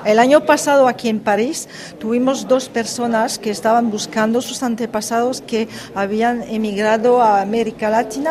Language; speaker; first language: Spanish; early bilingual, heritage; French